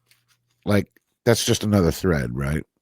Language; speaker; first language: English; native; English